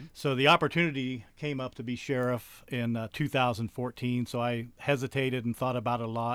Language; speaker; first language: English; native; English